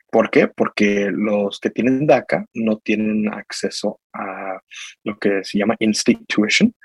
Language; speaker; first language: Spanish; early bilingual, heritage; Spanish